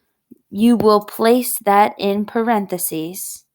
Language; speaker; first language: English; native; English